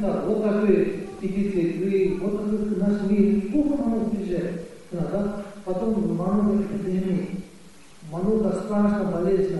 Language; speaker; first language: Russian; non-native, learner; Tibetan